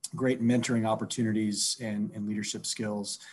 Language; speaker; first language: English; native; English